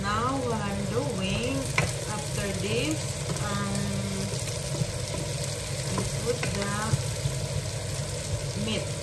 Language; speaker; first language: English; non-native, learner; Filipino